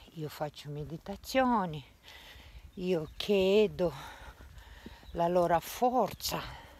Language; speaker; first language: Italian; non-native, fluent; Russian